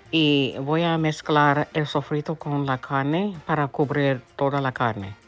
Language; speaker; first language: Spanish; early bilingual, heritage; English